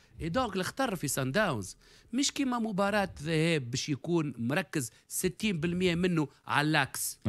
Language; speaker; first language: Arabic; native; Arabic